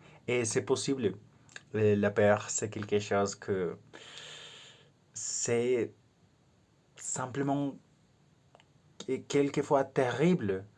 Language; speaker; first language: French; non-native, learner; Spanish